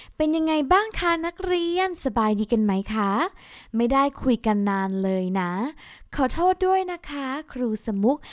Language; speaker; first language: Thai; native; Thai